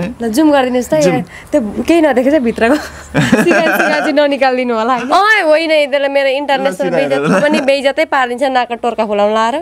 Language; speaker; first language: Nepali; native; Nepali